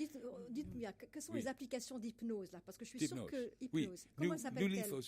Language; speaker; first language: French; native; French